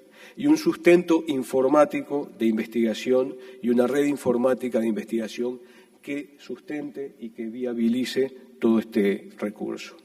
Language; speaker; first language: Spanish; native; Spanish